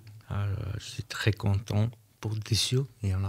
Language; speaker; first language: French; non-native, learner; Armenian